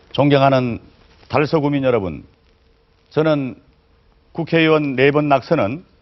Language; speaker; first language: Korean; native; Korean